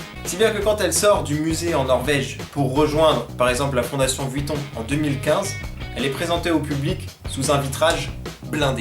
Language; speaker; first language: French; native; French